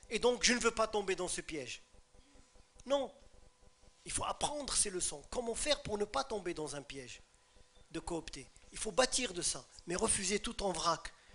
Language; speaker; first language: French; non-native, local second language; Arabic